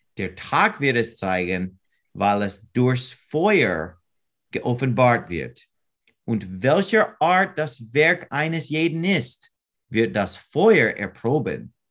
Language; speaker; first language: German; non-native, learner; English